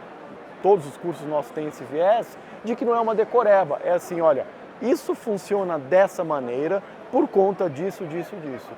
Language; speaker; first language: Portuguese; native; Portuguese